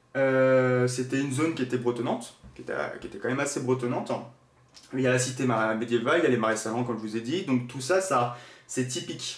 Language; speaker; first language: French; native; French